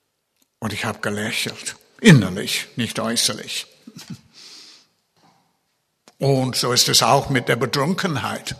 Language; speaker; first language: German; non-native, fluent; English